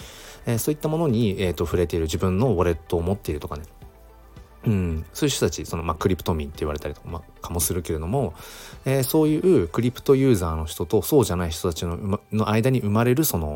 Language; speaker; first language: Japanese; native; Japanese